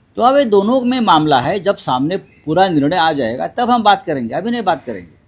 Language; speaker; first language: Hindi; non-native, local second language; Marathi